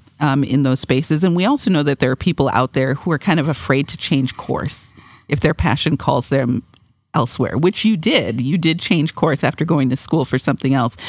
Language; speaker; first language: English; native; English